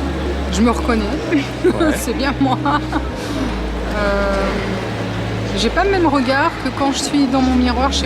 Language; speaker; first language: French; native; French